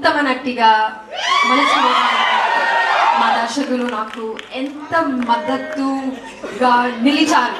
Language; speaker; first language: Telugu; non-native, learner; Malayalam